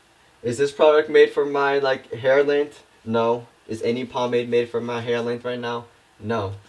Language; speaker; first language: English; native; English